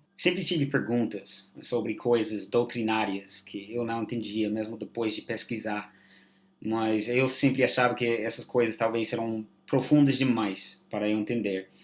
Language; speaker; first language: Portuguese; non-native, fluent; English